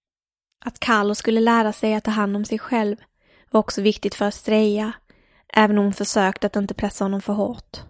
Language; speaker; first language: Swedish; native; Swedish